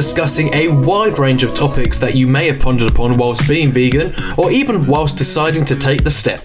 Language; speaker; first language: English; native; English